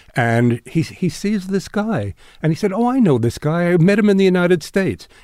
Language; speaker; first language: English; native; English